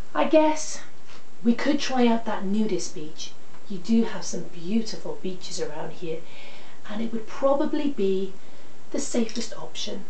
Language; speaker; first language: English; native; English